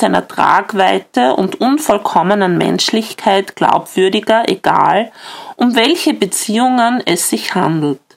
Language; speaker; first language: German; native; German